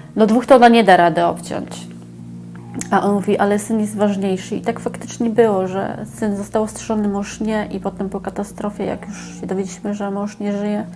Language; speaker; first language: Polish; native; Polish